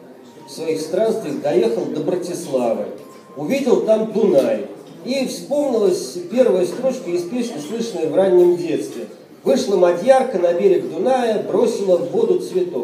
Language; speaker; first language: Russian; native; Russian